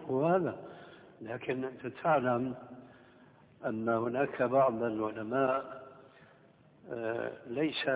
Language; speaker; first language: Arabic; early bilingual, other home language; Albanian